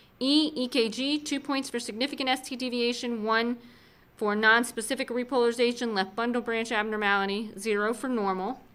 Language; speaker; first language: English; native; English